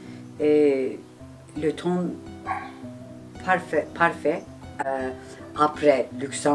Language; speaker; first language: French; non-native, learner; Turkish